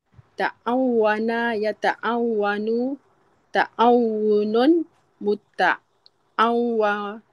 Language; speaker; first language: Arabic; non-native, learner; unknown